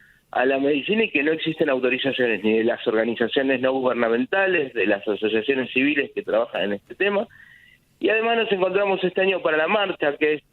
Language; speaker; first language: Spanish; native; Spanish